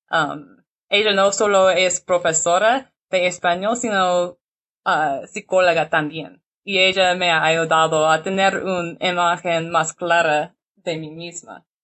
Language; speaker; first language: Spanish; non-native, learner; English